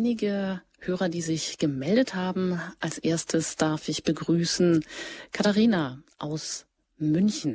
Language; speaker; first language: German; native; German